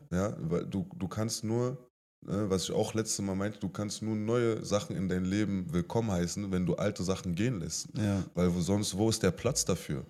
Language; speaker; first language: German; native; German